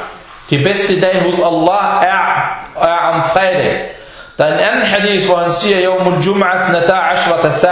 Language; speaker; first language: Danish; non-native, fluent; Arabic